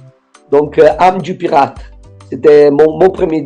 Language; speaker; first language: French; non-native, fluent; Italian